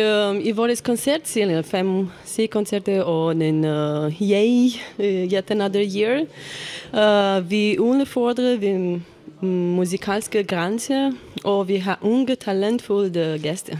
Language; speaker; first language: Danish; non-native, learner; Romanian